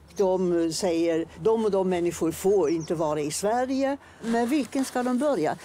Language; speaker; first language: Swedish; non-native, fluent; German